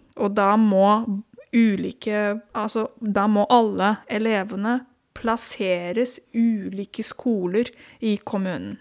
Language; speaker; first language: Norwegian; non-native, fluent; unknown